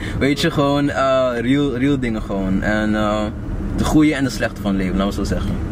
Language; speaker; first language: Dutch; non-native, local second language; Papiamento